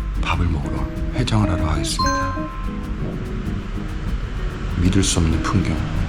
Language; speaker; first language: Korean; native; Korean